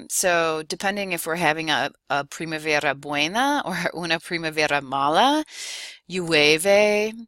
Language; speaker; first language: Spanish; non-native, fluent; English